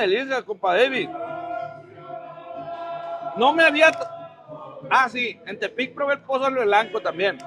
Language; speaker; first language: Spanish; native; Spanish